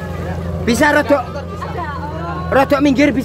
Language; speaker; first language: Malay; non-native, local second language; Javanese